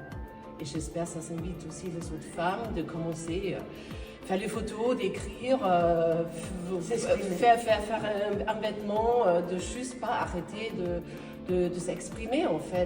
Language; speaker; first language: French; non-native, fluent; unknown